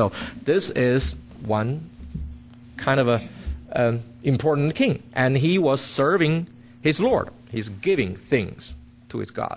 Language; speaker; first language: English; non-native, fluent; Chinese